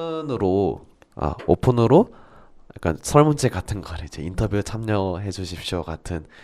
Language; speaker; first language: Korean; native; Korean